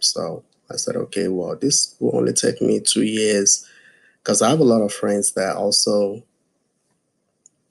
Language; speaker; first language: English; non-native, local second language; Yoruba